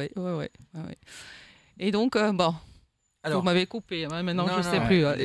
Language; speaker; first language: French; non-native, fluent; Dutch